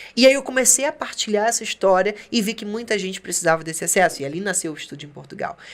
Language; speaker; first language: Portuguese; native; Portuguese